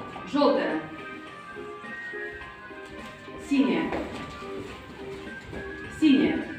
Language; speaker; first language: Russian; native; Russian